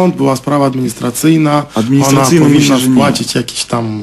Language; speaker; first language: Polish; non-native, fluent; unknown